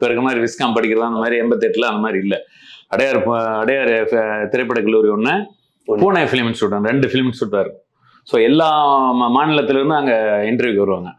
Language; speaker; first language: Tamil; non-native, local second language; Malayalam